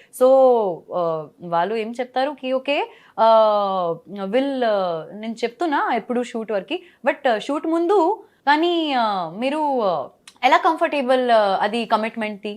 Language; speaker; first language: Telugu; non-native, learner; Gujarati